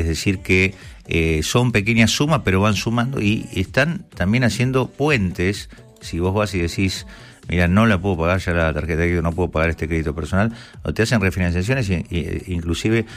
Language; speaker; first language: Spanish; native; Spanish